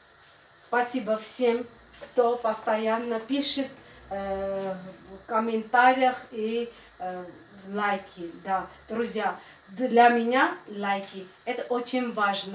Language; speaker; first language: Russian; non-native, fluent; Armenian